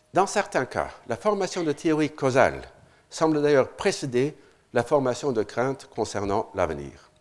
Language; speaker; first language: French; non-native, fluent; Norwegian